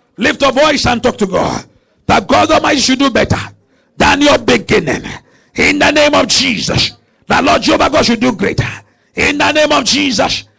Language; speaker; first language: English; non-native, local second language; Yoruba